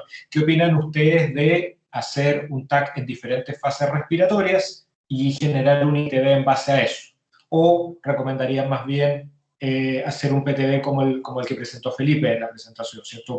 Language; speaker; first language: Spanish; native; Spanish